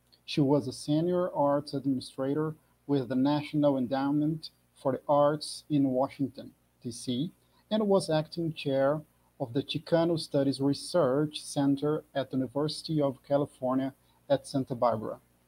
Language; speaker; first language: English; non-native, fluent; Portuguese